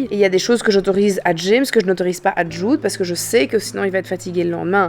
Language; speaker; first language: French; native; French